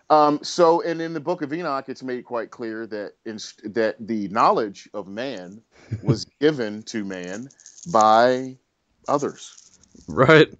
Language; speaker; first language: English; native; English